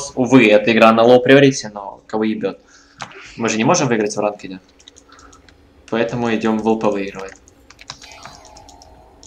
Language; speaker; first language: Russian; native; Russian